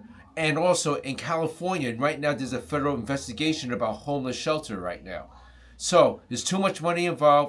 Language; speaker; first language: English; non-native, fluent; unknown